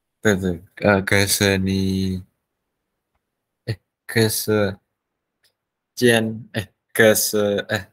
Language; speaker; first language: Chinese; non-native, learner; Vietnamese